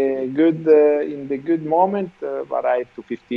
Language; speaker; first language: English; non-native, learner; Italian